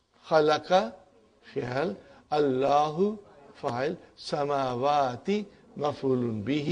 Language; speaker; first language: Arabic; non-native, fluent; Urdu